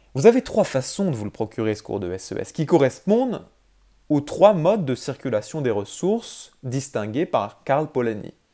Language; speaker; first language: French; native; French